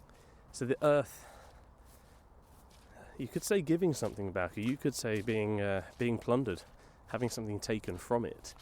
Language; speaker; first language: English; native; English